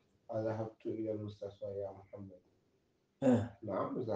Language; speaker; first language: Arabic; non-native, learner; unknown